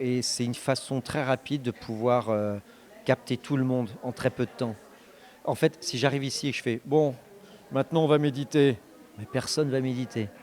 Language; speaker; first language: French; native; French